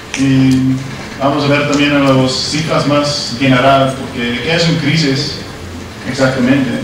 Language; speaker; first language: Spanish; non-native, learner; Dutch